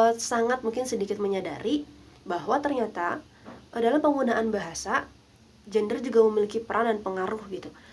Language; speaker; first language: Indonesian; non-native, local second language; Sundanese